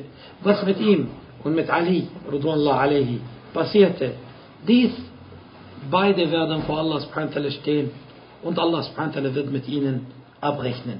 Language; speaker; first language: German; non-native, fluent; Arabic